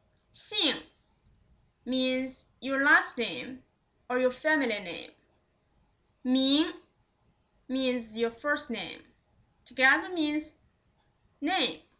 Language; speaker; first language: English; non-native, fluent; Chinese